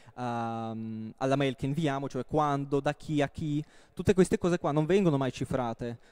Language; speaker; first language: Italian; non-native, fluent; Russian